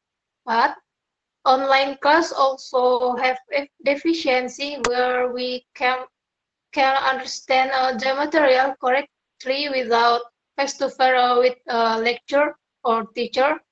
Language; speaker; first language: English; non-native, learner; Indonesian